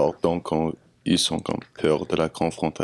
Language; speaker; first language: French; non-native, local second language; English